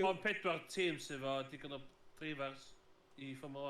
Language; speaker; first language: Welsh; native; Welsh